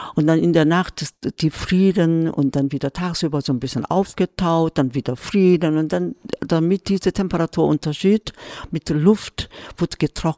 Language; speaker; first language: German; non-native, fluent; Korean